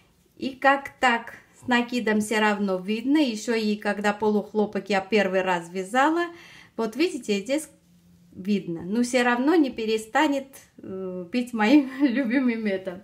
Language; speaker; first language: Russian; non-native, fluent; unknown